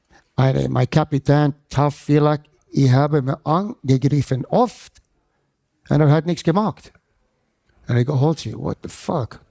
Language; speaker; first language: German; non-native, fluent; English